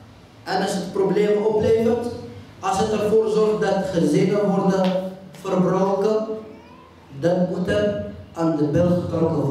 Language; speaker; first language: Dutch; non-native, fluent; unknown